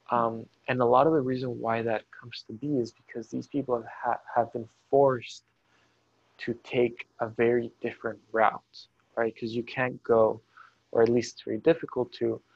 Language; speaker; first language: English; non-native, fluent; Spanish